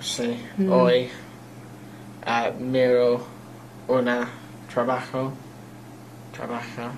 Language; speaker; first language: Spanish; non-native, learner; English